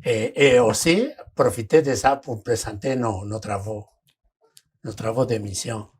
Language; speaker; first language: French; non-native, fluent; Spanish